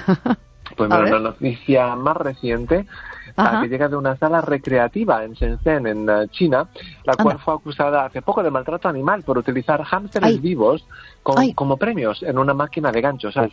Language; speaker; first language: Spanish; native; Spanish